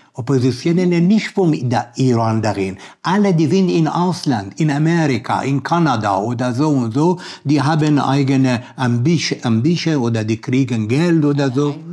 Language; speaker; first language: German; non-native, learner; Persian